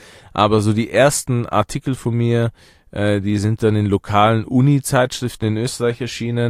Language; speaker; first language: German; early bilingual, other home language; Persian